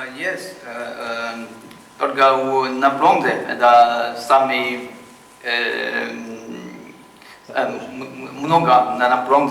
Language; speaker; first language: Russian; non-native, learner; Chinese